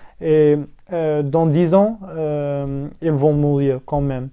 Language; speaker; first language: French; non-native, learner; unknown